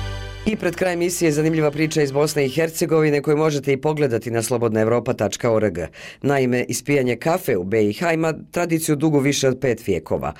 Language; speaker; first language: Serbian; native; Serbian